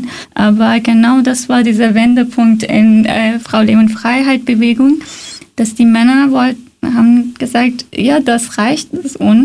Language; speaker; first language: German; non-native, fluent; Persian